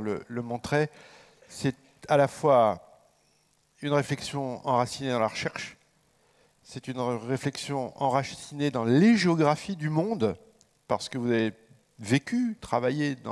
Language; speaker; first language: French; native; French